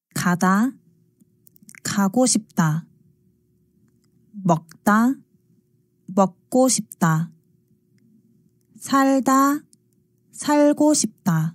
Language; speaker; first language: Korean; non-native, fluent; Sinhala